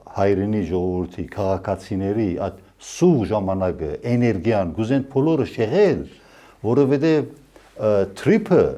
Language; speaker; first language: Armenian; early bilingual, heritage; Armenian